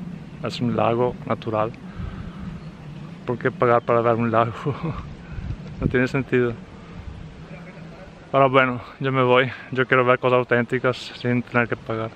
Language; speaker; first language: Spanish; non-native, fluent; Italian